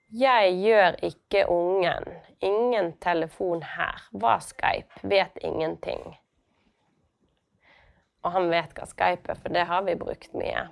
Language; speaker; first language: Norwegian; native; Norwegian